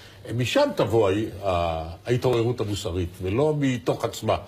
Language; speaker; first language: Hebrew; native; Hebrew